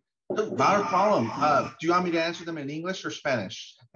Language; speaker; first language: English; early bilingual, other home language; Spanish